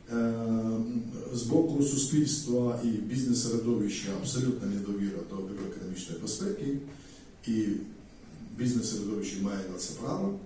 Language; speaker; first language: Ukrainian; non-native, fluent; Georgian